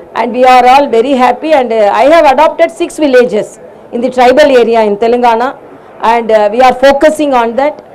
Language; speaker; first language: English; non-native, local second language; Tamil